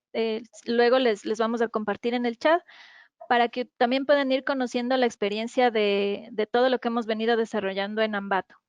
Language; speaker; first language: Spanish; native; Spanish